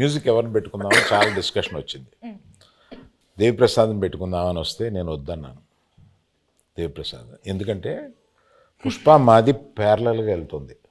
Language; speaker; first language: Telugu; native; Telugu